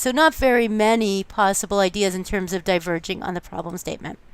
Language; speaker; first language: English; native; English